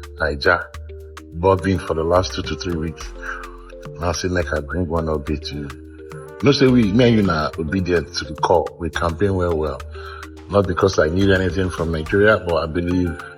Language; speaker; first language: Nigerian Pidgin; non-native, local second language; Igbo